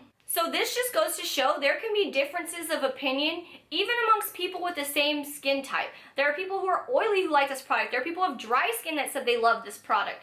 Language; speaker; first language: English; native; English